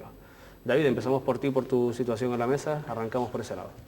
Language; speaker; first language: Spanish; native; Spanish